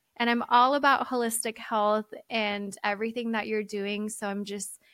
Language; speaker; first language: English; early bilingual, other home language; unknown